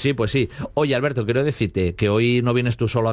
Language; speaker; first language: Spanish; native; Spanish